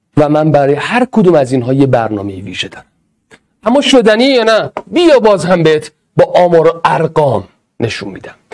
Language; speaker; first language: Persian; non-native, local second language; Arabic